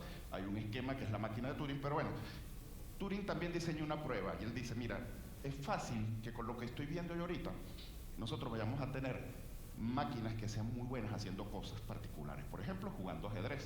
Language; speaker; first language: Spanish; native; Spanish